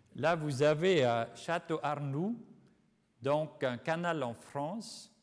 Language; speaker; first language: French; non-native, fluent; Swiss German